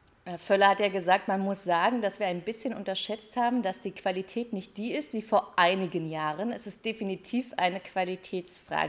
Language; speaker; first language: German; native; German